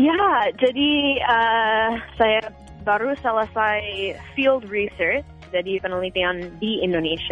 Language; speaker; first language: Indonesian; non-native, fluent; English